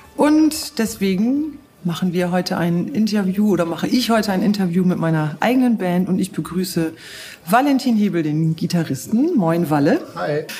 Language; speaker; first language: German; native; German